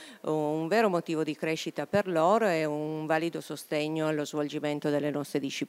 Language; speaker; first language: Italian; native; Italian